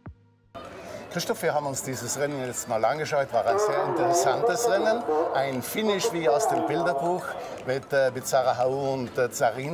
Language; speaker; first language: German; native; German